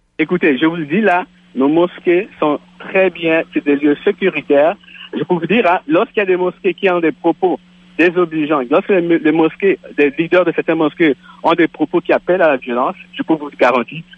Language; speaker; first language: French; native; French